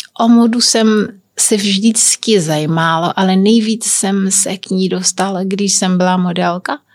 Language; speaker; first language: Czech; non-native, learner; Kabuverdianu